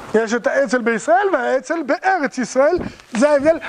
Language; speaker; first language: Hebrew; native; Hebrew